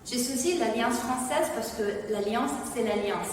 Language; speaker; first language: French; non-native, fluent; Italian